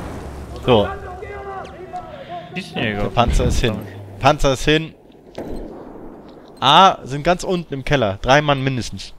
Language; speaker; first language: German; native; German